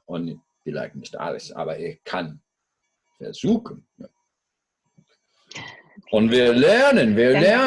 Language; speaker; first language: German; non-native, fluent; English